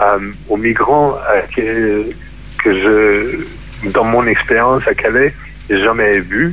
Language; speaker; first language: French; non-native, fluent; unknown